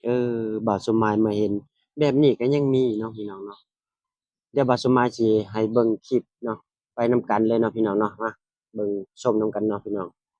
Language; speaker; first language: Thai; non-native, local second language; Northeastern Thai